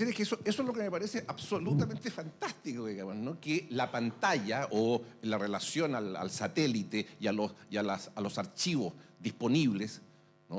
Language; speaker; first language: Spanish; native; Spanish